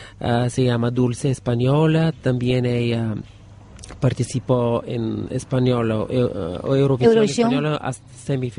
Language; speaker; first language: Spanish; non-native, learner; Bulgarian